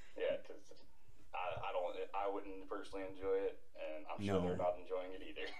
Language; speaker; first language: English; native; English